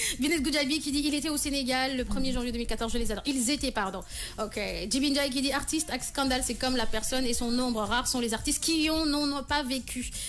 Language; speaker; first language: French; non-native, local second language; Wolof